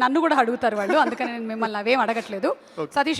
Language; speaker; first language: Telugu; native; Telugu